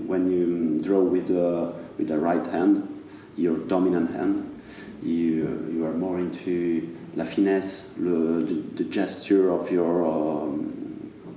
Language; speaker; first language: English; non-native, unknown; Italian